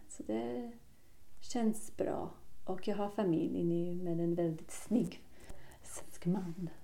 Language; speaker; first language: Swedish; non-native, fluent; English